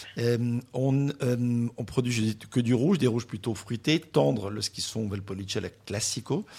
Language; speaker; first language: French; native; French